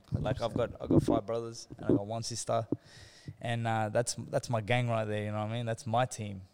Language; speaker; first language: English; native; English